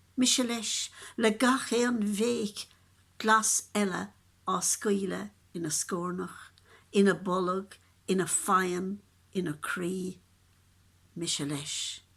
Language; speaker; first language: Irish; native; Irish